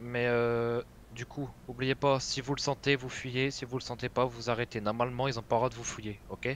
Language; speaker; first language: French; native; French